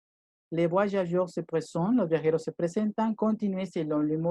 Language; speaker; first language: French; non-native, fluent; Spanish